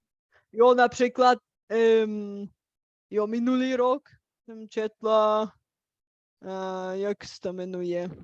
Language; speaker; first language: Czech; non-native, fluent; Bulgarian